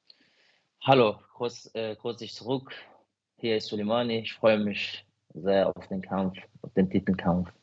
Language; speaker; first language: German; non-native, fluent; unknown